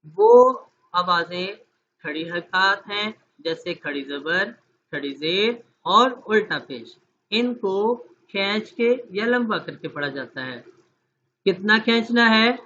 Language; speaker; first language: Urdu; native; Urdu